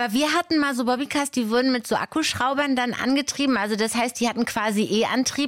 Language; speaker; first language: German; native; German